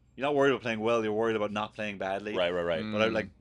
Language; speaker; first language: English; native; English